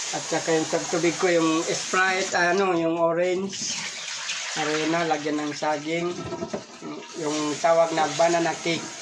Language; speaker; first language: Filipino; non-native, local second language; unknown